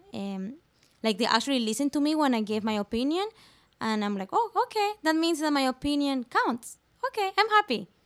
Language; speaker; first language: English; non-native, fluent; Spanish